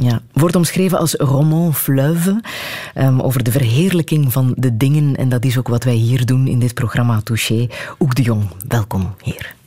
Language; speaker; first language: Dutch; native; Dutch